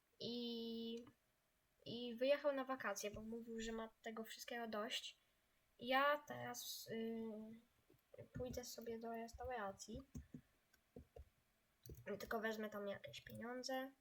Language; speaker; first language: Polish; native; Polish